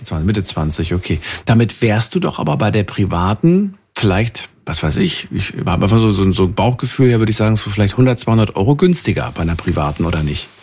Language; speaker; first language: German; native; German